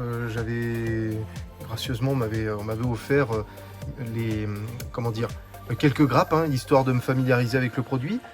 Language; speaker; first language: French; native; French